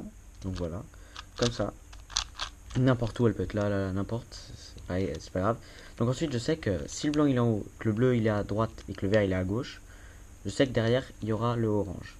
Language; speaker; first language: French; native; French